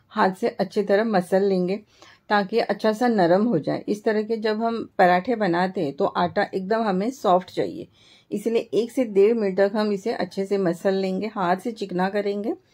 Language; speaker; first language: Hindi; non-native, local second language; Marathi